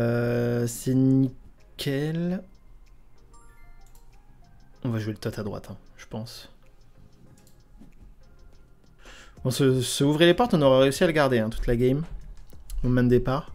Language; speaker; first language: French; native; French